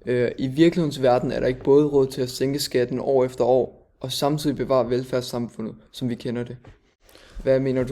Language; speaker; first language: Danish; native; Danish